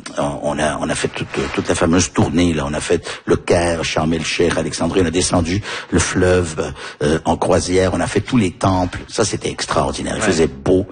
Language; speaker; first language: French; early bilingual, heritage; French